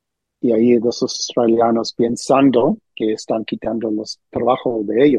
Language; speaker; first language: Spanish; early bilingual, heritage; Spanish